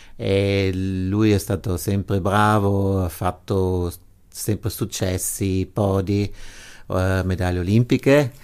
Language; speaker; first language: Italian; non-native, local second language; German